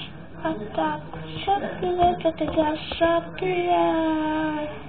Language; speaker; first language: Russian; early bilingual, heritage; Russian